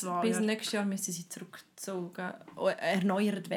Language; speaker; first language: German; native; German